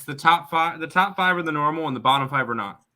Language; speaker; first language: English; native; English